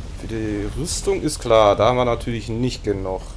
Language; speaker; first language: German; native; German